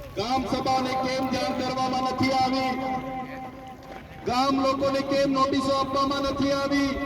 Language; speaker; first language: Gujarati; non-native, local second language; Vasavi